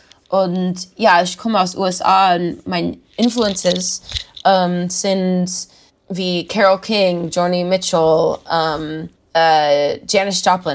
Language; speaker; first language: German; non-native, learner; English